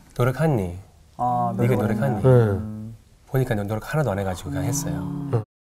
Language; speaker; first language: Korean; early bilingual, heritage; English